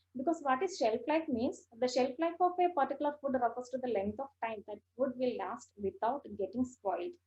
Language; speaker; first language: English; non-native, local second language; Malayalam